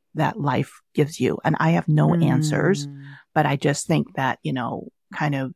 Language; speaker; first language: English; early bilingual, other home language; Vietnamese